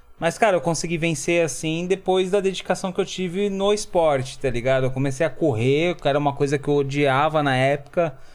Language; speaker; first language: Portuguese; native; Portuguese